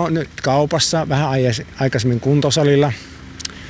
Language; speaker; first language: Finnish; native; Finnish